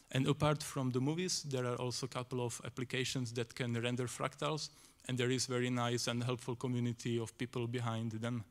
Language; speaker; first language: English; non-native, fluent; Slovak